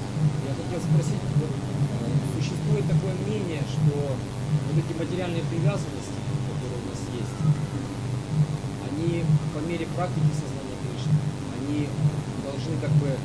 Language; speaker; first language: Russian; native; Russian